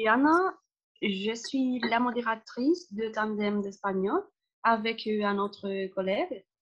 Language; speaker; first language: French; non-native, fluent; Spanish